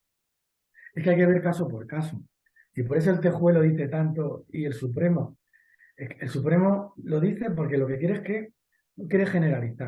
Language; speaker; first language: Spanish; native; Spanish